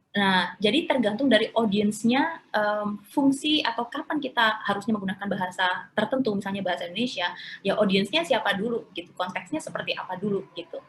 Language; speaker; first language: Indonesian; non-native, local second language; Javanese